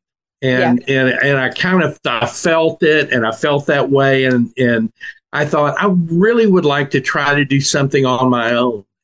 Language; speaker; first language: English; native; English